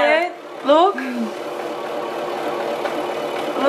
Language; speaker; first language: English; non-native, learner; Czech